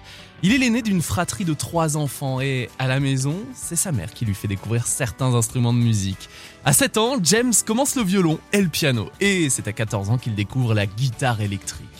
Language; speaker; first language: French; native; French